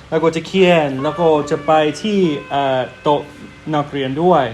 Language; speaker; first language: Thai; non-native, fluent; English